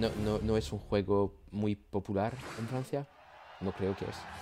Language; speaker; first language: Spanish; non-native, learner; French